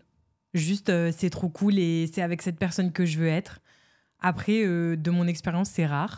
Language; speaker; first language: French; native; French